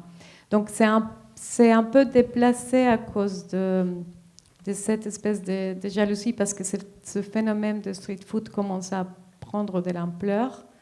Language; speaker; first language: French; non-native, fluent; Spanish